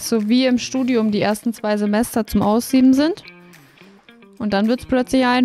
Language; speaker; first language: German; native; German